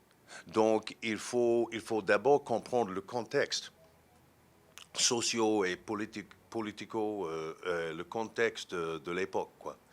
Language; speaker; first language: French; non-native, fluent; English